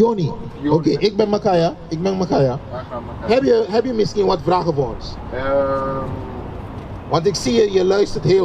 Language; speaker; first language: Dutch; non-native, learner; English